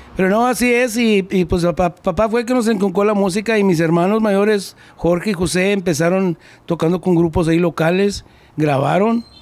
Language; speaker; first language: Spanish; early bilingual, heritage; Spanish